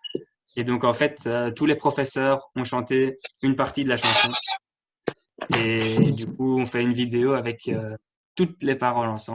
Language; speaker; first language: French; native; French